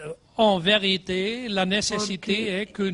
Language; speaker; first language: French; non-native, fluent; German